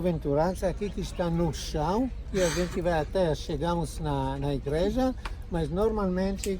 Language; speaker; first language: Portuguese; non-native, learner; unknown